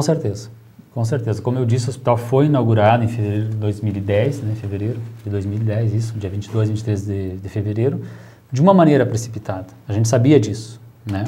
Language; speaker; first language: Portuguese; native; Portuguese